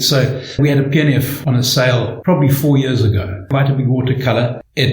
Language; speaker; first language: English; native; English